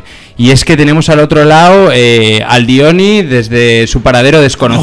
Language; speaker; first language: Spanish; native; Spanish